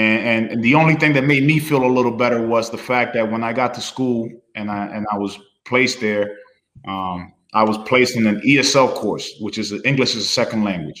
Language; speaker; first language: English; early bilingual, other home language; Spanish